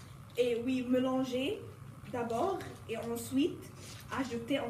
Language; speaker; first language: French; non-native, learner; English